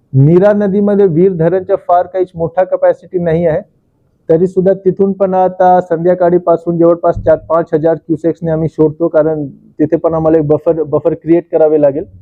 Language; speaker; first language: Marathi; non-native, local second language; Hindi